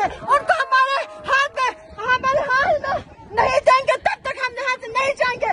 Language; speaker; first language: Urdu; non-native, local second language; Balti